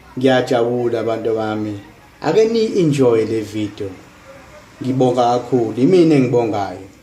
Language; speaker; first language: Zulu; non-native, local second language; English